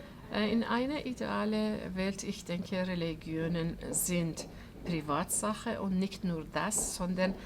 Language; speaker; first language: German; non-native, fluent; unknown